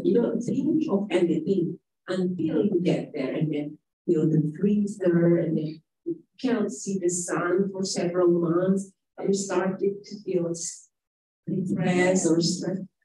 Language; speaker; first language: English; non-native, fluent; Indonesian